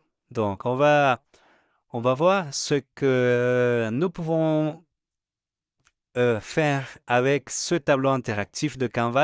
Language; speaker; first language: French; non-native, fluent; Spanish